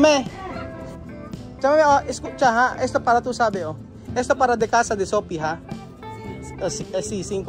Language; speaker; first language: Spanish; non-native, learner; Filipino